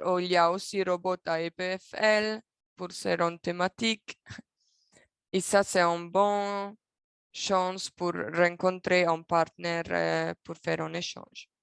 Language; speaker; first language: French; non-native, local second language; Italian